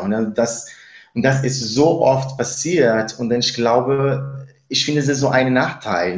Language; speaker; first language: German; non-native, fluent; Spanish